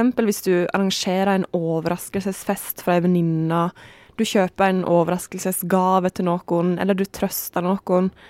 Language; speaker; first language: Norwegian; native; Norwegian